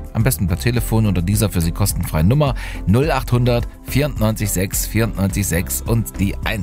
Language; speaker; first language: German; native; German